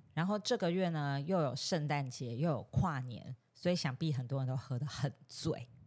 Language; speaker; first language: Chinese; native; Chinese